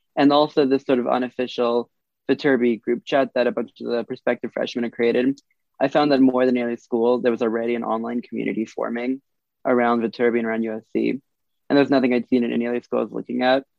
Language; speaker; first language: English; native; English